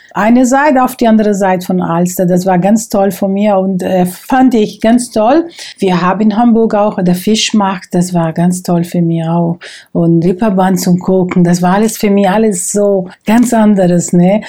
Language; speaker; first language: German; non-native, fluent; Portuguese